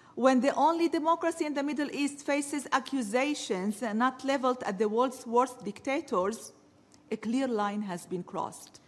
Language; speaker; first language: English; early bilingual, other home language; Arabic